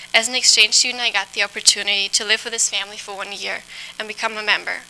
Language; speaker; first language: English; non-native, fluent; German